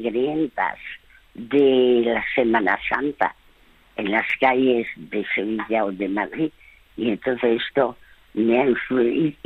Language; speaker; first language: Spanish; early bilingual, other home language; French